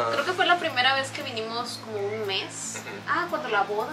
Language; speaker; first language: Spanish; native; Spanish